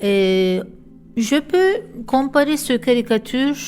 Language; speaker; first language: French; non-native, fluent; Turkish